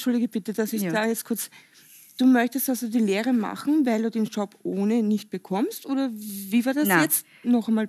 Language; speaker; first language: German; native; German